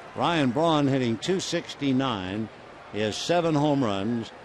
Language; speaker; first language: English; native; English